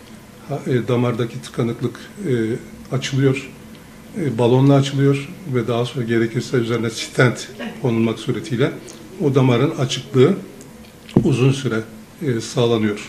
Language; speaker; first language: Turkish; native; Turkish